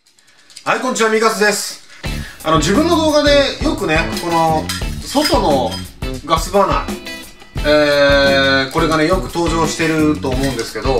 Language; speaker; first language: Japanese; native; Japanese